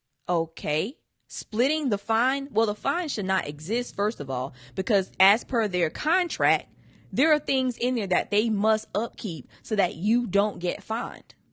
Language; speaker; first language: English; native; English